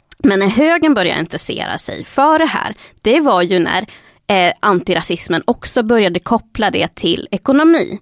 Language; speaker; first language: Swedish; early bilingual, other home language; Spanish